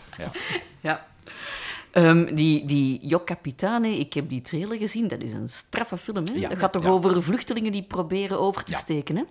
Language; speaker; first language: Dutch; native; Dutch